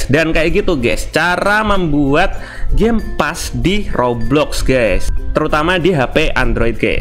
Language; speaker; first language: Indonesian; native; Indonesian